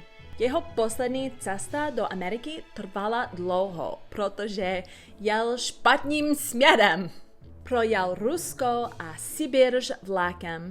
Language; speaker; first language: Czech; non-native, learner; English